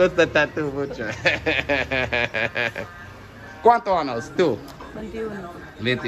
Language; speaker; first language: Spanish; non-native, learner; English